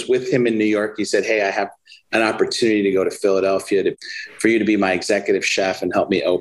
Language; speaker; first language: English; native; English